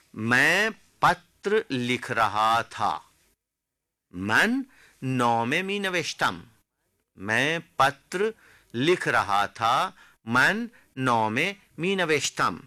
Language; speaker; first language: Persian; non-native, fluent; Urdu